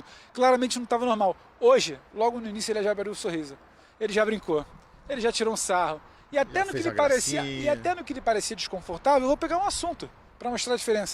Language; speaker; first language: Portuguese; native; Portuguese